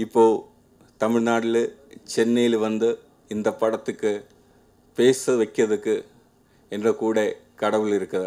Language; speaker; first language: Tamil; non-native, learner; Malayalam